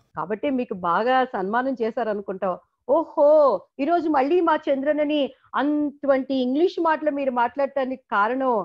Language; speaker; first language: Telugu; native; Telugu